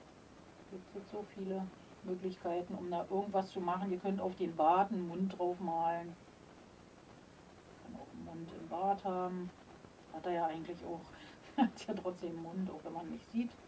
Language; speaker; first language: German; native; German